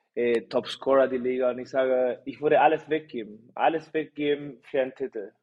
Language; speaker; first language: German; early bilingual, heritage; Spanish